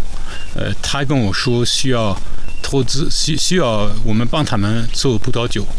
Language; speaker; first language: Chinese; non-native, fluent; French